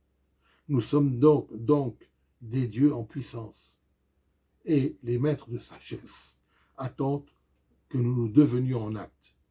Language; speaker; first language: French; native; French